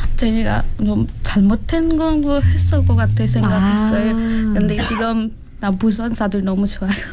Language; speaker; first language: Korean; non-native, learner; Nepali